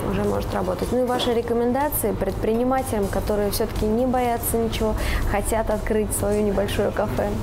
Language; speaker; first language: Russian; native; Russian